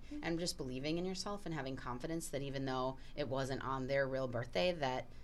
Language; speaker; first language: English; native; English